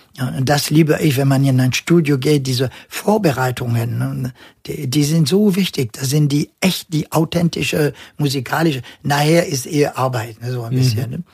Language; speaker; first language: German; non-native, fluent; French